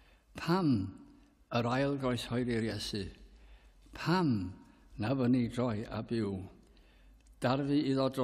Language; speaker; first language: Welsh; native; Welsh